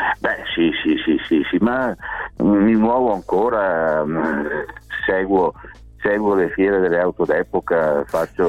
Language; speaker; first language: Italian; native; Italian